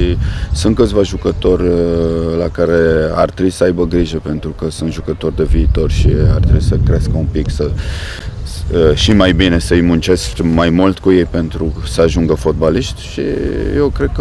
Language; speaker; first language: Romanian; non-native, local second language; Hungarian